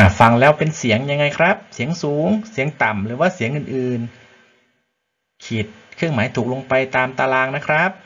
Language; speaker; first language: Thai; native; Thai